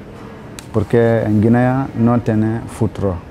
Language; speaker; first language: Spanish; non-native, learner; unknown